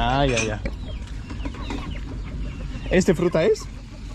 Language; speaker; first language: Spanish; non-native, learner; Danish